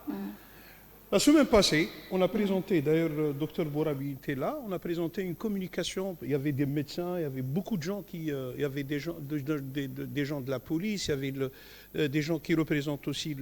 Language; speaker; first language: French; non-native, local second language; Kabyle